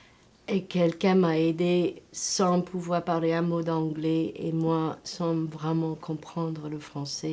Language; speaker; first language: French; non-native, fluent; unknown